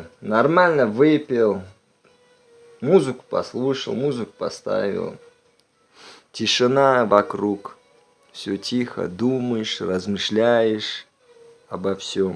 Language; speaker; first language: Russian; non-native, local second language; Uzbek